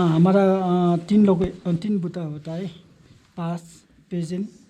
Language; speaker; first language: Hindi; non-native, learner; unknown